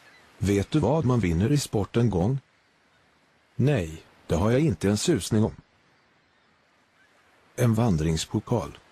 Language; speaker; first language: Swedish; native; Swedish